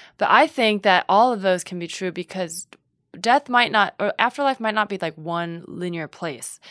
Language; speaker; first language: English; native; English